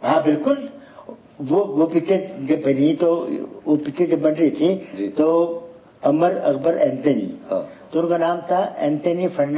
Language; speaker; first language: Hindi; native; Hindi